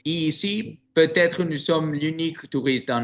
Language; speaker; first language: French; non-native, learner; Greek